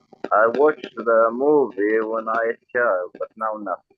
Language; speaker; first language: English; non-native, learner; Arabic